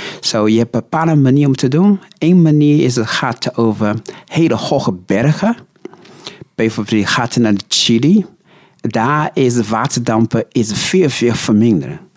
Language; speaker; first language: Dutch; non-native, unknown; Chinese